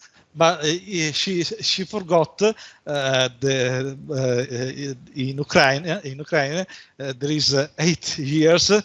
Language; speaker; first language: English; non-native, learner; Italian